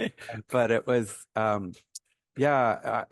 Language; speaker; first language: English; native; English